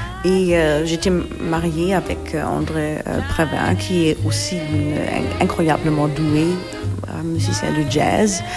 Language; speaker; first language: French; non-native, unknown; German